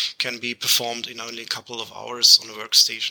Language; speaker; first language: English; non-native, fluent; German